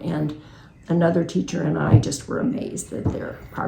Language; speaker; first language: English; native; English